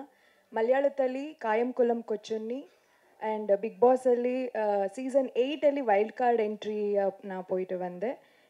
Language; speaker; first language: Tamil; non-native, learner; Kannada